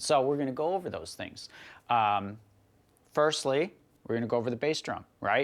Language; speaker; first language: English; native; English